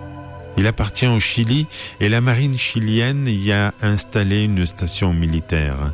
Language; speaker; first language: French; native; French